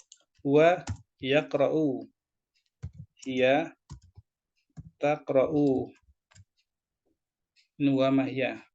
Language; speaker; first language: Arabic; non-native, fluent; Indonesian